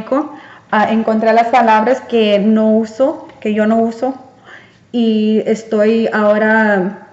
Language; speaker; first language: Spanish; early bilingual, heritage; Spanish